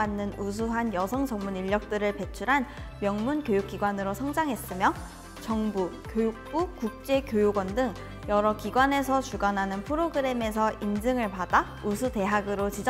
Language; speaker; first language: Korean; native; Korean